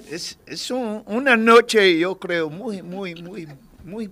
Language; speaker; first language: Spanish; non-native, learner; English